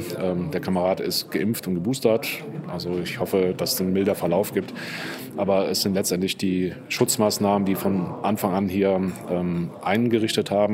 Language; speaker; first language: German; native; German